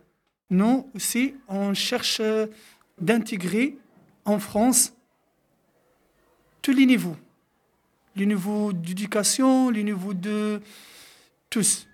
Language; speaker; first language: French; non-native, local second language; Arabic